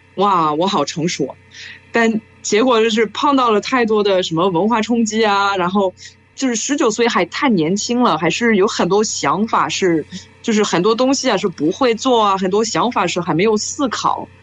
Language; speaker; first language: Chinese; non-native, fluent; French